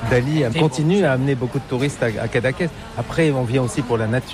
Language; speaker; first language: French; native; French